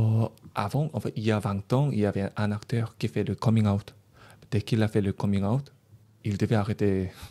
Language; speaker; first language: French; non-native, learner; Korean